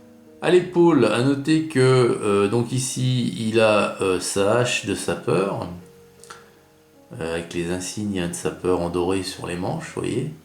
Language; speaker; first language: French; native; French